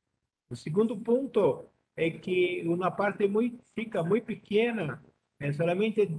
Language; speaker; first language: Spanish; non-native, learner; Portuguese